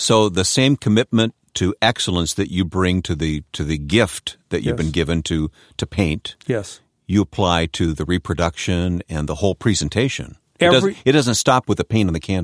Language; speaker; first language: English; native; English